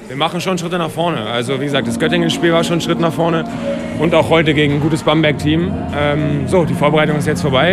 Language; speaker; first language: German; native; German